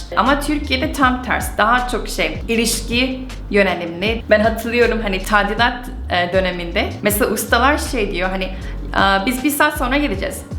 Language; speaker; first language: Turkish; non-native, fluent; Korean